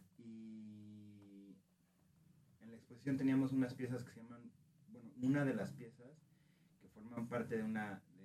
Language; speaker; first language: Spanish; native; Spanish